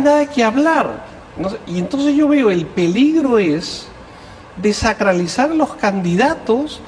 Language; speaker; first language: Spanish; native; Spanish